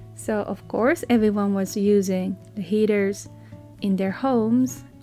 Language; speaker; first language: English; non-native, learner; Japanese